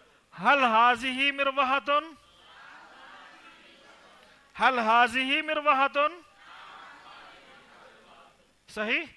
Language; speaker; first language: Arabic; non-native, fluent; Urdu